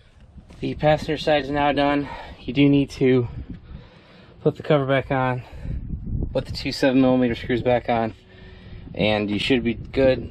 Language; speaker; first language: English; native; English